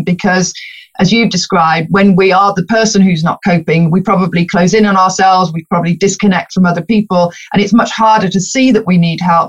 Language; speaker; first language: English; native; English